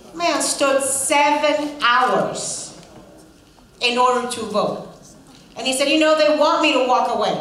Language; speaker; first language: English; non-native, fluent; Spanish